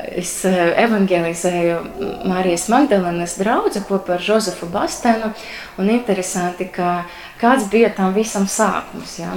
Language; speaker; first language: Latvian; non-native, local second language; Russian